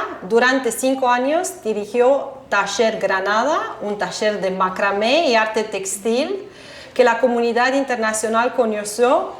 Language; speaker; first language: Spanish; non-native, fluent; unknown